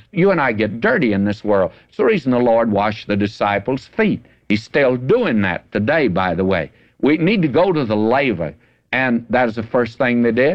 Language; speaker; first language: English; native; English